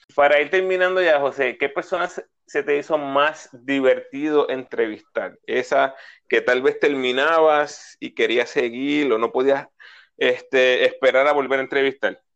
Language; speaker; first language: Spanish; native; Spanish